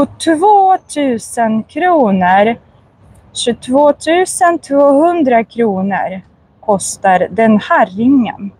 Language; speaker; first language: Swedish; non-native, fluent; Russian